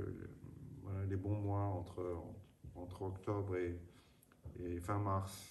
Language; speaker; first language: French; native; French